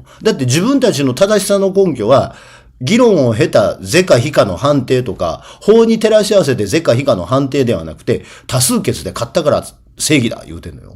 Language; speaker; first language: Japanese; native; Japanese